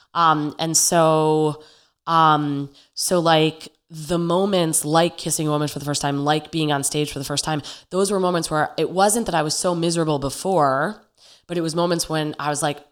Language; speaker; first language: English; native; English